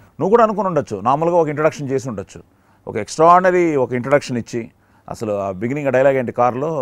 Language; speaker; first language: Telugu; native; Telugu